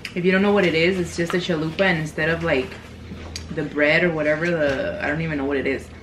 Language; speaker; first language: English; early bilingual, other home language; Spanish